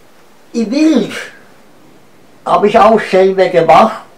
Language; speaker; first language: German; non-native, learner; Romanian